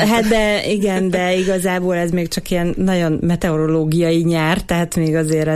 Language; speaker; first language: Hungarian; native; Hungarian